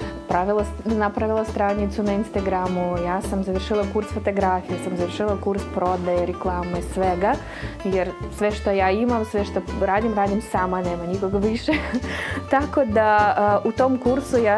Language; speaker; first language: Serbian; non-native, fluent; Russian